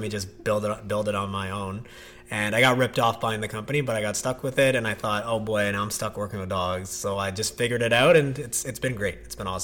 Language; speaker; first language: English; native; English